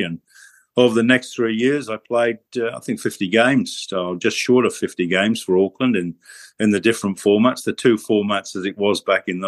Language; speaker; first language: English; native; English